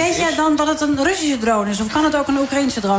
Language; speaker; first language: Dutch; native; Dutch